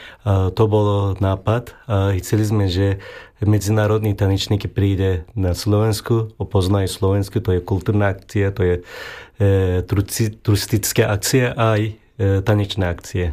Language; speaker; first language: Slovak; non-native, learner; Turkish